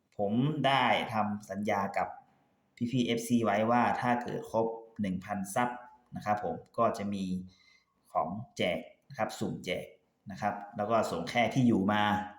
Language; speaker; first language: Thai; native; Thai